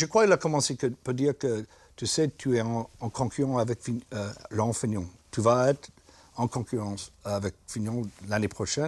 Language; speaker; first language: French; non-native, fluent; English